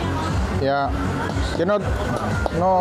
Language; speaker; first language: English; non-native, learner; Indonesian